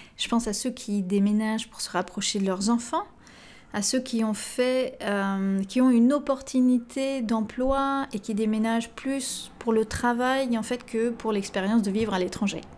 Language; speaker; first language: French; native; French